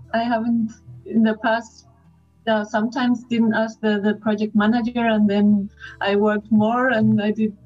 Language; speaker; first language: English; non-native, fluent; Spanish